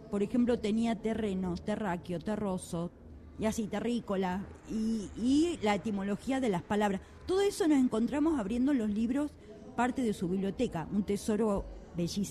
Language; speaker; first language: Spanish; native; Spanish